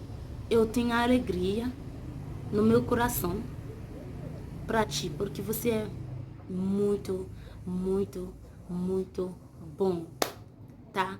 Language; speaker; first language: Portuguese; non-native, learner; Haitian Creole